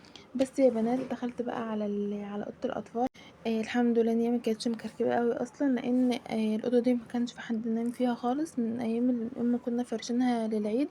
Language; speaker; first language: Arabic; native; Arabic